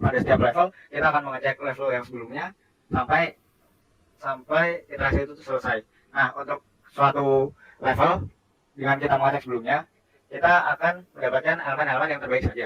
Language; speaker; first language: Indonesian; native; Indonesian